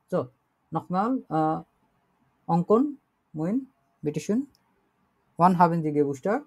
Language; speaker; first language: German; non-native, fluent; Bangla